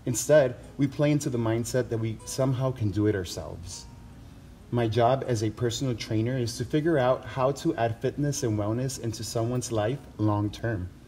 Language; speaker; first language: English; native; English